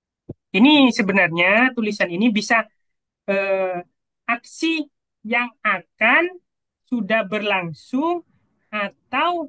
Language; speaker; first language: Indonesian; native; Indonesian